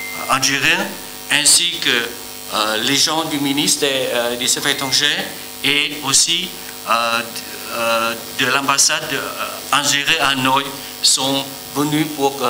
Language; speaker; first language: French; non-native, learner; Vietnamese